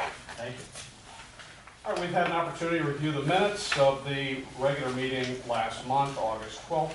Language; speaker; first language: English; native; English